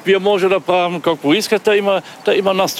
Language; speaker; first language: Bulgarian; non-native, learner; German